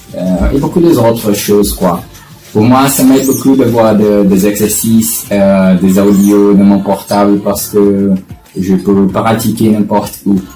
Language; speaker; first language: French; non-native, learner; Portuguese